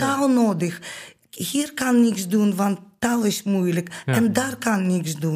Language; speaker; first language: Dutch; non-native, learner; Ukrainian